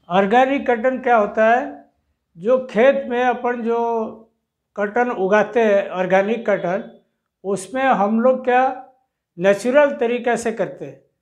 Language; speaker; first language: Hindi; non-native, local second language; Odia